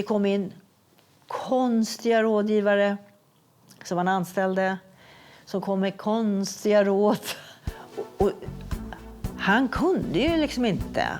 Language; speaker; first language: Swedish; native; Swedish